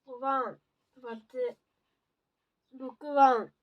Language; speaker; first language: Japanese; native; Japanese